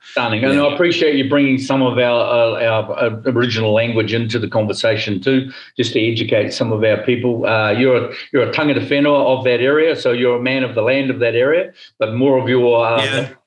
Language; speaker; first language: English; native; English